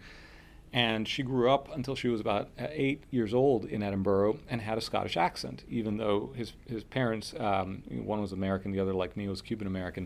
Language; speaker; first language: English; early bilingual, other home language; Spanish